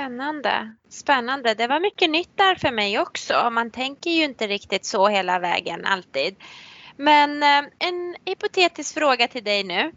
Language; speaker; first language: Swedish; native; Swedish